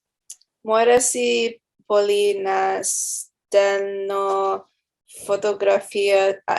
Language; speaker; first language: Greek; non-native, learner; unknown